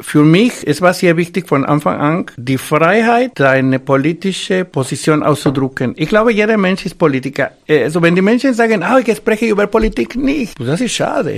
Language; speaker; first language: German; non-native, fluent; Spanish